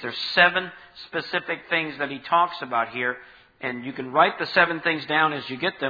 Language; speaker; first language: English; native; English